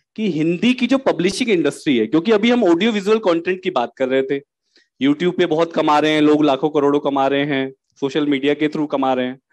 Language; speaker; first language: Hindi; native; Hindi